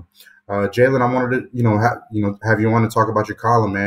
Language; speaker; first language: English; native; English